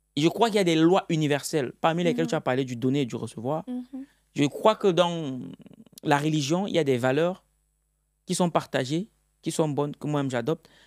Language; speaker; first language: French; native; French